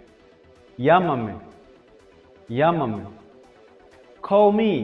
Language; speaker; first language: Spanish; non-native, fluent; Portuguese